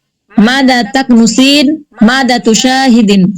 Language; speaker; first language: Arabic; non-native, learner; Bangla